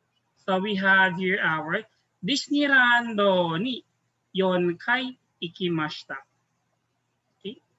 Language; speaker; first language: Japanese; non-native, fluent; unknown